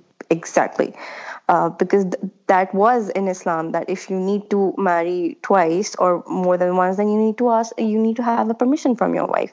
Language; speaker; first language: English; non-native, local second language; Urdu